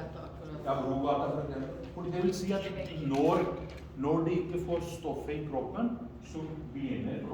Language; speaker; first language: Norwegian; non-native, fluent; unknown